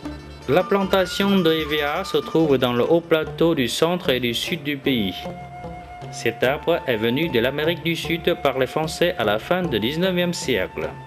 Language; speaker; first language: French; non-native, fluent; Vietnamese